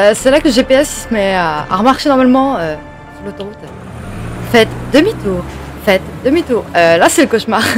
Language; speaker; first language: French; native; French